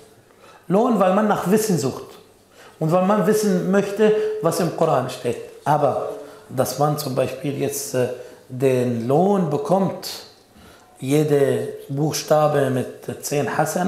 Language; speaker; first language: German; non-native, fluent; Arabic